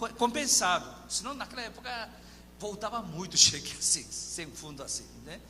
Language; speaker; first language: Portuguese; non-native, fluent; Korean